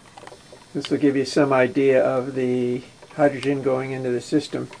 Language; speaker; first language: English; native; English